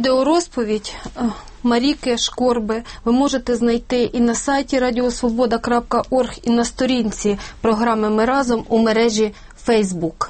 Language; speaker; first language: Ukrainian; native; Ukrainian